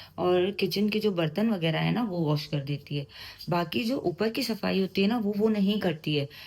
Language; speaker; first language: Urdu; native; Urdu